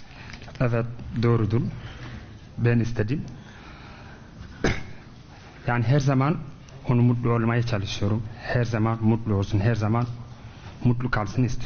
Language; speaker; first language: Turkish; non-native, learner; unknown